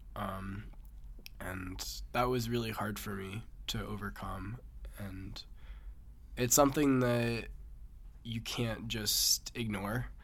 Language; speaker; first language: English; native; English